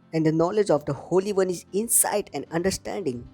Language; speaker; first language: English; non-native, local second language; Marathi